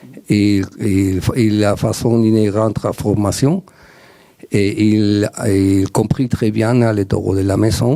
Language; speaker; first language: French; non-native, learner; Spanish